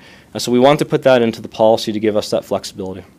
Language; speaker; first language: English; native; English